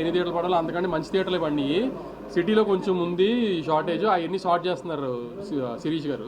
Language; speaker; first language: Telugu; native; Telugu